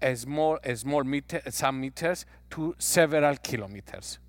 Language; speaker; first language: English; non-native, fluent; Greek